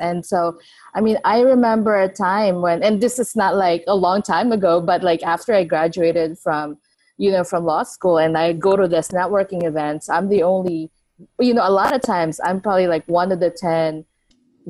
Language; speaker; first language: English; non-native, local second language; Filipino